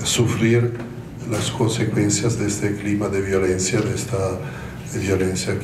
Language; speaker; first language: Spanish; non-native, fluent; Italian